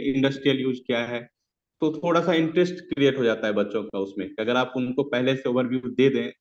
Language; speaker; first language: Hindi; native; Hindi